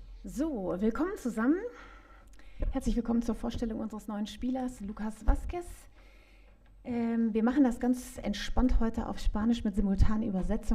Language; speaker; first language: German; native; German